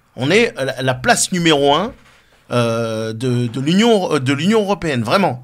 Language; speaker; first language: French; native; French